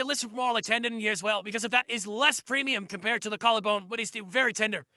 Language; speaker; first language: English; native; English